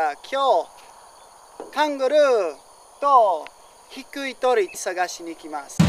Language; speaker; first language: Japanese; non-native, learner; English